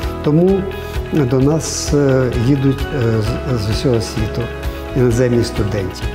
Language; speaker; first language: Ukrainian; non-native, local second language; Russian